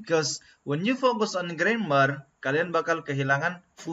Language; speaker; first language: English; non-native, learner; Indonesian